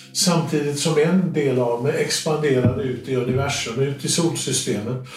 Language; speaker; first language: Swedish; native; Swedish